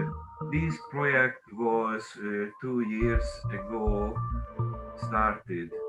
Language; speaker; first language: English; non-native, learner; Hungarian